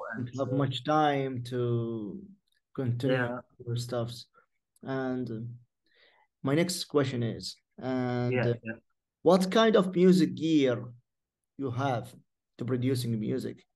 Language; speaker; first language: English; non-native, fluent; Arabic